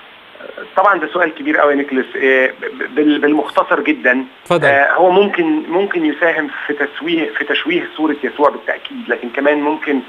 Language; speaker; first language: Arabic; native; Arabic